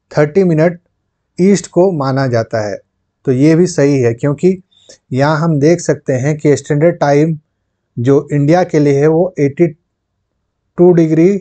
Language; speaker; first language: Hindi; non-native, local second language; Santali